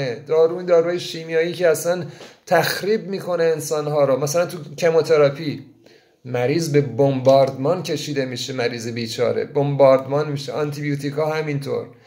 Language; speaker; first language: Persian; native; Persian